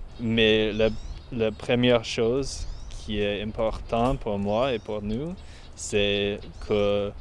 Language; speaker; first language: French; non-native, learner; English